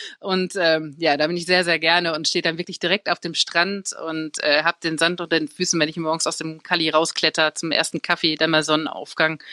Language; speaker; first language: German; native; German